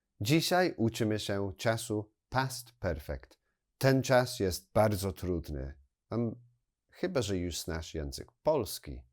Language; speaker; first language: Polish; non-native, fluent; English